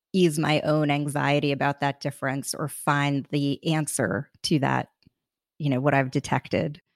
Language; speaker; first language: English; early bilingual, other home language; Hindi